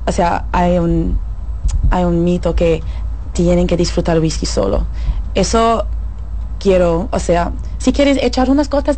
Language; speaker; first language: Spanish; non-native, fluent; English